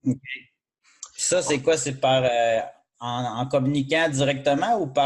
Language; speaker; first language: French; native; French